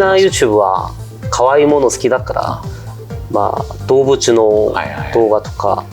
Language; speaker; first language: Japanese; non-native, fluent; Korean